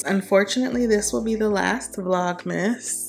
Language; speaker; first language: English; native; English